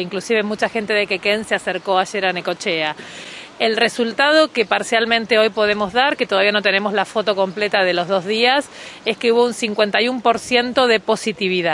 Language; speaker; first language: Spanish; native; Spanish